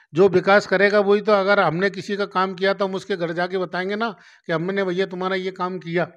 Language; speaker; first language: Hindi; native; Hindi